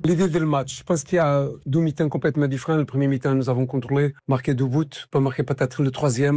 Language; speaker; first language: French; non-native, fluent; Portuguese